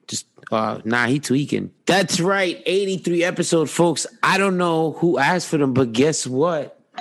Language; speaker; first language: English; early bilingual, other home language; Spanish